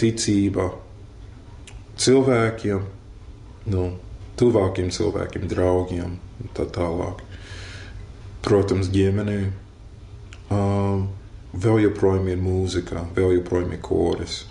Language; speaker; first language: Latvian; non-native, fluent; English